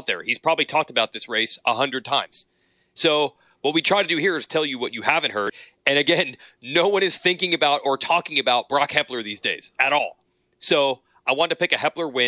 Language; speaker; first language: English; native; English